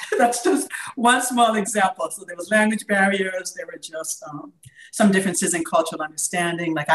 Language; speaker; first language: English; native; English